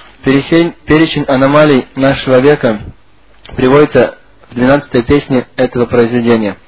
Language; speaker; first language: Russian; native; Russian